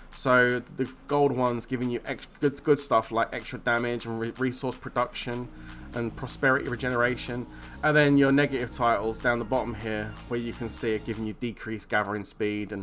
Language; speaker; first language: English; native; English